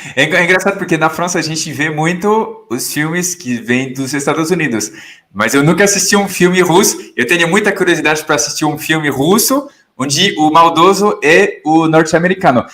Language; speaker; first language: Portuguese; non-native, fluent; French